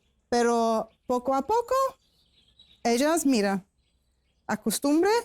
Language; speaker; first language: Spanish; non-native, learner; English